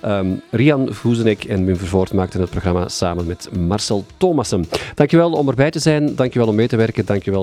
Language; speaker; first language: Dutch; native; Dutch